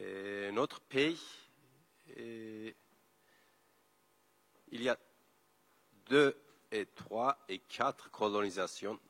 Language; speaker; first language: French; non-native, learner; Kurdish